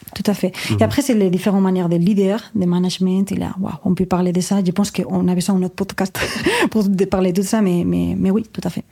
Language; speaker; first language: French; non-native, fluent; Spanish